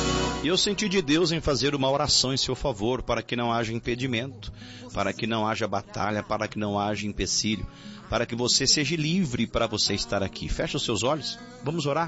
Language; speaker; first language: Portuguese; native; Portuguese